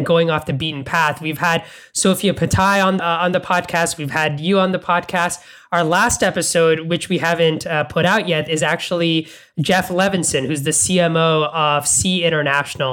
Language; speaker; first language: English; non-native, local second language; Bangla